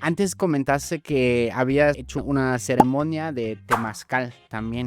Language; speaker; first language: Spanish; non-native, fluent; German